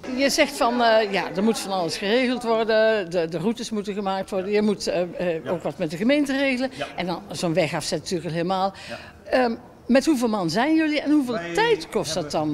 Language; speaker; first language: Dutch; native; Dutch